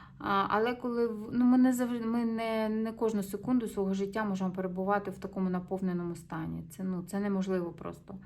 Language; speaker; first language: Ukrainian; non-native, local second language; Russian